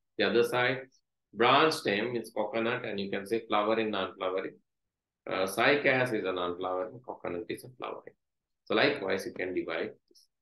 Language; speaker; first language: English; non-native, local second language; Sinhala